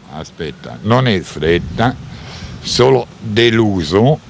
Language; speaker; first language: Italian; non-native, learner; German